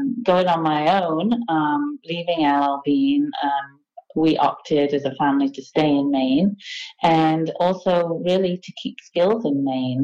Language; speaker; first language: English; native; English